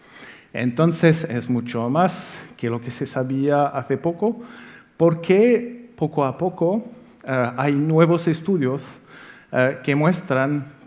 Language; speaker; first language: Spanish; non-native, fluent; French